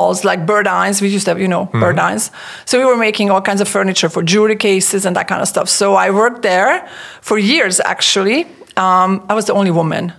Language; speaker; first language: English; non-native, fluent; Hungarian